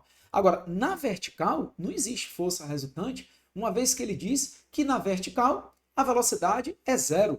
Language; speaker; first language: Portuguese; native; Portuguese